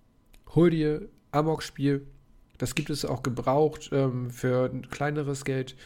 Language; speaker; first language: German; native; German